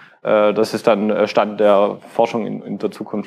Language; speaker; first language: German; native; German